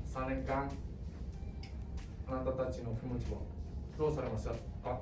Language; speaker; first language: Japanese; non-native, fluent; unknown